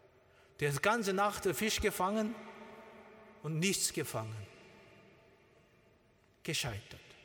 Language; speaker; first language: German; non-native, learner; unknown